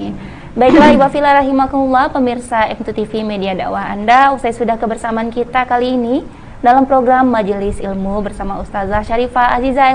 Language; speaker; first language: Indonesian; native; Indonesian